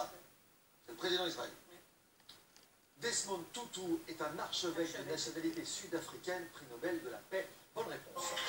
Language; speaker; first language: French; native; French